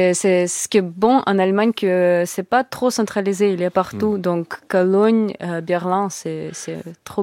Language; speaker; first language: French; non-native, learner; Russian